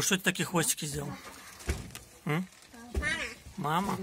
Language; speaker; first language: Russian; native; Russian